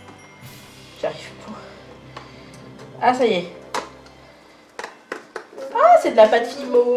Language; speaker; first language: French; native; French